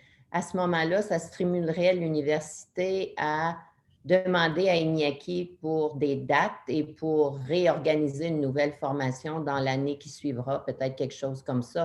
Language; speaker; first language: French; native; French